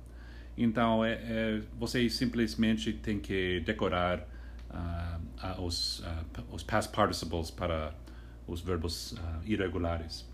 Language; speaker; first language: Portuguese; non-native, fluent; English